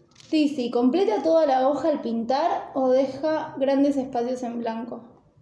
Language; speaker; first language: Spanish; native; Spanish